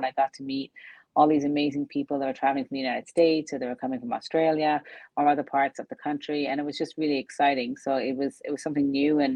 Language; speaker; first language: English; native; English